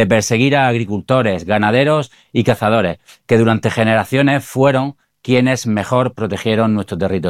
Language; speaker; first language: Spanish; native; Spanish